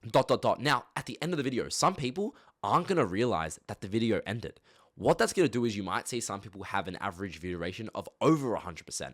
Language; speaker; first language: English; native; English